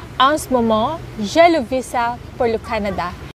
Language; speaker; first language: French; non-native, learner; Filipino